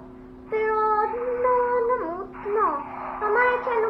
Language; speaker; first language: Spanish; early bilingual, heritage; English